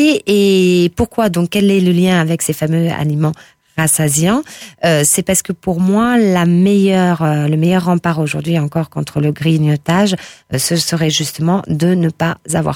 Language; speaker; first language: French; native; French